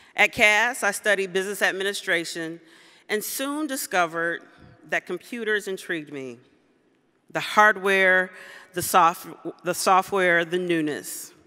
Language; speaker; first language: English; native; English